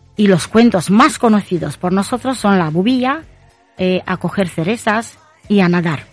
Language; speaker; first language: Spanish; non-native, fluent; Romanian